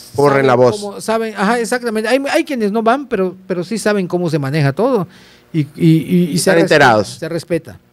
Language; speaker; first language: Spanish; native; Spanish